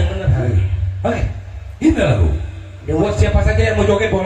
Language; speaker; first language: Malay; non-native, local second language; Sundanese